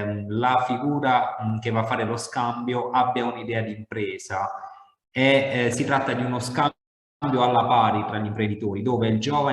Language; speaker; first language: Italian; native; Italian